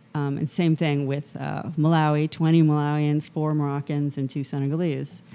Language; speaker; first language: English; native; English